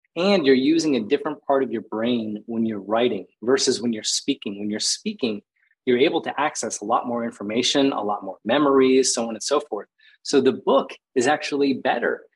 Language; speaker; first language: English; native; English